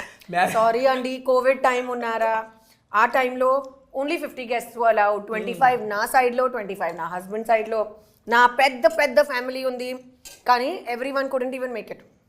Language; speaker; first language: Telugu; non-native, learner; Hindi